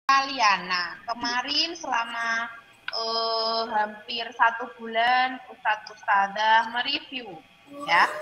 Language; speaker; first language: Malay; non-native, local second language; Javanese